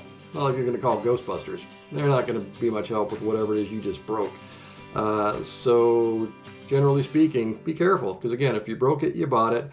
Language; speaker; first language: English; native; English